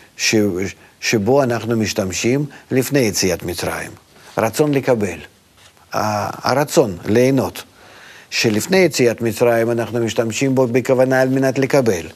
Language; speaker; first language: Hebrew; non-native, fluent; Russian